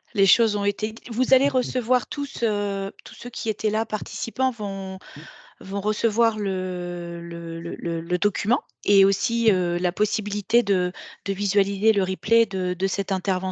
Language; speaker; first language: French; native; French